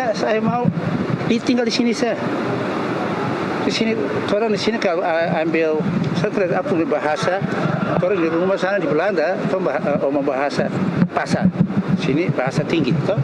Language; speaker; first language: Indonesian; early bilingual, heritage; Indonesian